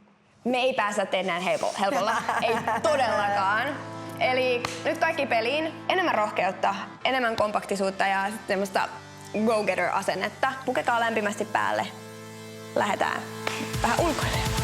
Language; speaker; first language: Finnish; native; Finnish